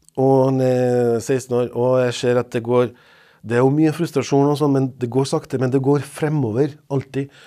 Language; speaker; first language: Norwegian; non-native, fluent; Serbian